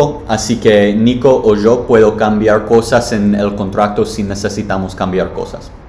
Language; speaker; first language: Spanish; non-native, learner; English